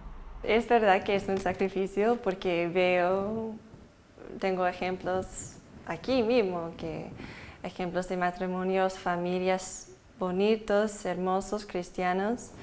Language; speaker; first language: Spanish; non-native, fluent; English